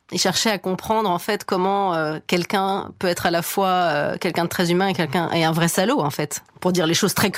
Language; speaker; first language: French; native; French